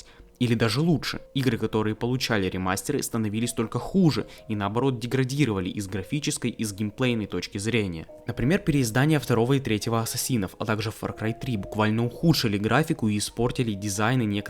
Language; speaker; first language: Russian; native; Russian